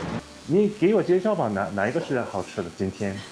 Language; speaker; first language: Chinese; non-native, learner; Korean